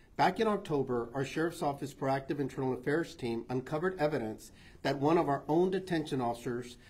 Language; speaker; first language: English; early bilingual, other home language; Spanish